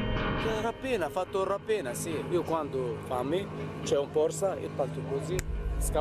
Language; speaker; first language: Italian; non-native, learner; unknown